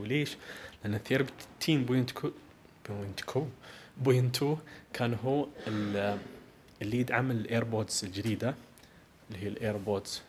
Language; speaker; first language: Arabic; native; Arabic